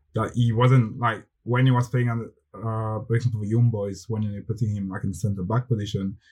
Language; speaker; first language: English; non-native, fluent; French